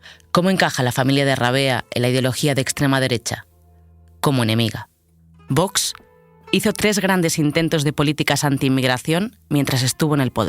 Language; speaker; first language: Spanish; native; Spanish